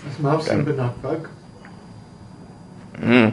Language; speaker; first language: Hebrew; non-native, fluent; English